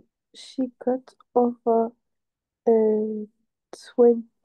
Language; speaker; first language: English; non-native, learner; French